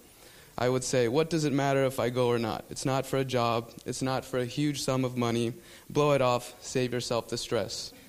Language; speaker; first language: English; early bilingual, other home language; Spanish